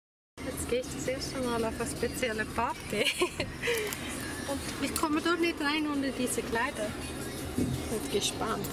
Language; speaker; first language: German; non-native, learner; Swedish